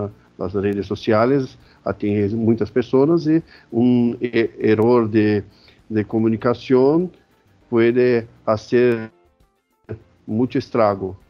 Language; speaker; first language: Portuguese; non-native, fluent; Spanish